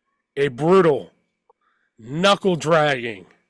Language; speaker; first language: English; native; English